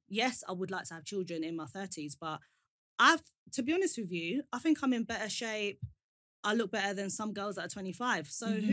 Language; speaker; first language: English; native; English